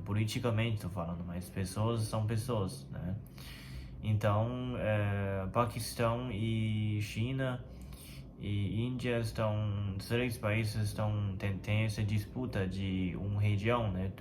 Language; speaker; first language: Portuguese; non-native, fluent; Chinese